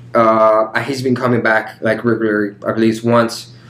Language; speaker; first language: English; early bilingual, other home language; Spanish